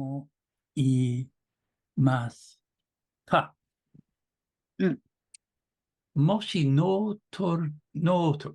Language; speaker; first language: Japanese; non-native, learner; English